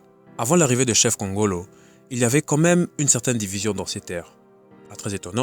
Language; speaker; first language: French; native; French